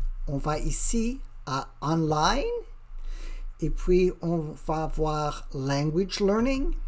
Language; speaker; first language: French; non-native, learner; English